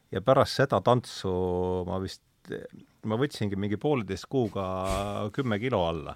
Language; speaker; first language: Estonian; non-native, local second language; Russian